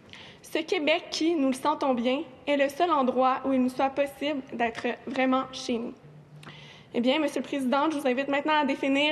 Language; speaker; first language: French; native; French